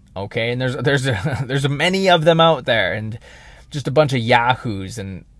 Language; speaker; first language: English; native; English